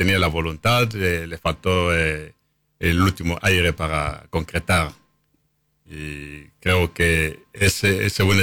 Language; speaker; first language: Spanish; non-native, fluent; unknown